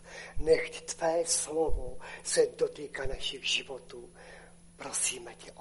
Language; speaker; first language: Czech; non-native, local second language; Polish